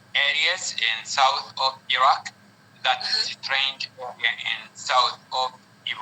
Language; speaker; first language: English; non-native, learner; Arabic